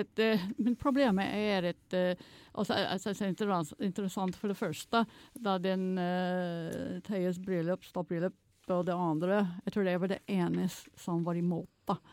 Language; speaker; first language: Norwegian; non-native, fluent; English